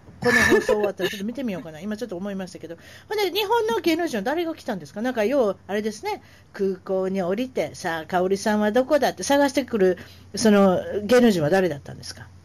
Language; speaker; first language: Japanese; native; Japanese